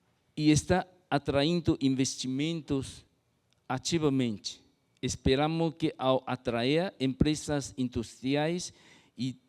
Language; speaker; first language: Portuguese; non-native, fluent; Chinese